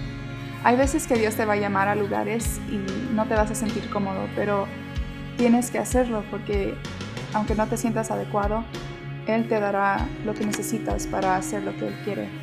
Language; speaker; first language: Spanish; early bilingual, heritage; Spanish